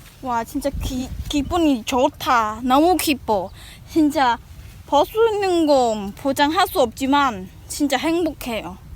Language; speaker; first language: Korean; non-native, learner; Khmer